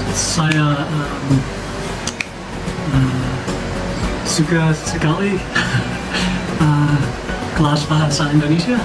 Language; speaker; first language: Indonesian; non-native, learner; English